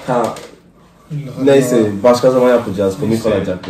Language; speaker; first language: Turkish; non-native, fluent; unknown